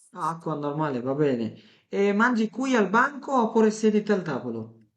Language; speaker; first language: Italian; non-native, fluent; Bangla